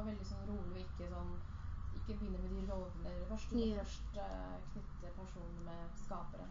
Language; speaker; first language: Norwegian; early bilingual, other home language; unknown